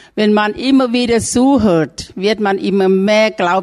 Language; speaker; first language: German; non-native, learner; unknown